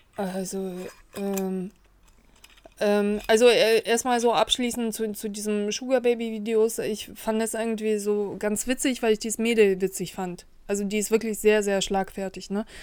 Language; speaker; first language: German; early bilingual, other home language; Russian